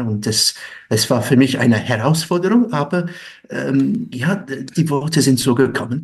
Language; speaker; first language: German; non-native, fluent; English